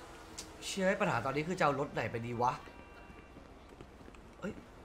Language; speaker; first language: Thai; native; Thai